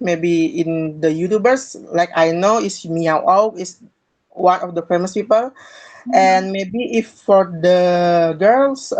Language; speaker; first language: English; non-native, learner; Indonesian